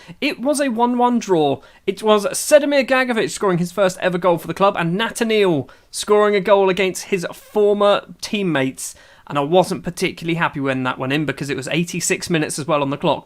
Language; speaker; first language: English; native; English